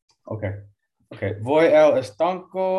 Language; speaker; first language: Spanish; non-native, learner; English